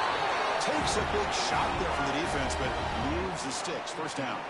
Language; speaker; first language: English; native; English